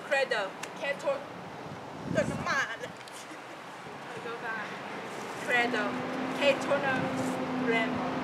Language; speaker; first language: Italian; non-native, learner; English